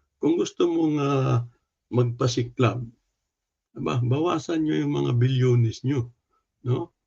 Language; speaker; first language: Filipino; non-native, local second language; Cebuano